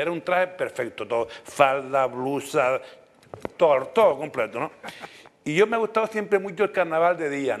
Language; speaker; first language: Spanish; native; Spanish